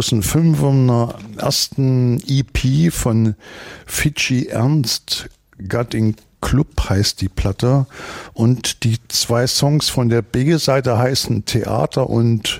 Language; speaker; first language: German; native; German